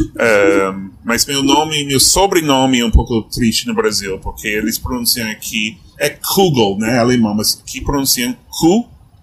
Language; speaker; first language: Portuguese; non-native, fluent; English